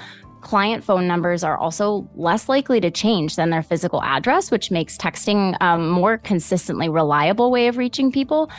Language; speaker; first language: English; native; English